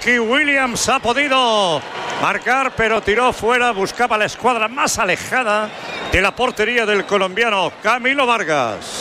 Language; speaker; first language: Spanish; native; Spanish